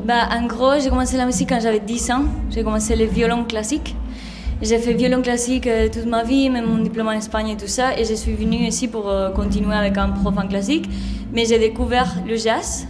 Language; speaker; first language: French; non-native, fluent; Spanish